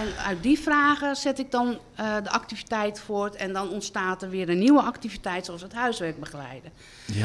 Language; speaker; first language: Dutch; native; Dutch